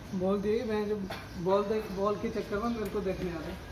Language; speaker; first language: Hindi; native; Hindi